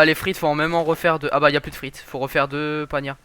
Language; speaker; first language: French; native; French